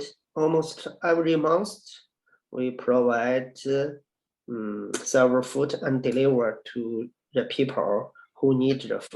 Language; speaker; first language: English; non-native, learner; Chinese